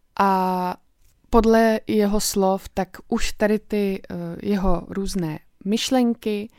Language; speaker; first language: Czech; native; Czech